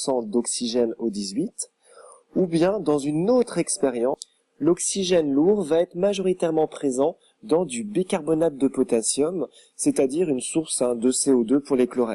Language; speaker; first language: French; native; French